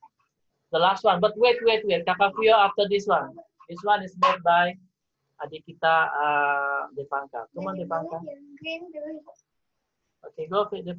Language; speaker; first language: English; non-native, fluent; Indonesian